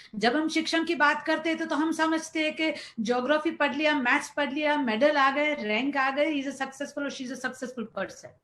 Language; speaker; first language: Hindi; non-native, local second language; Gujarati